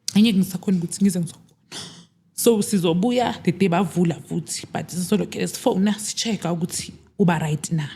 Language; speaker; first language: Zulu; native; Zulu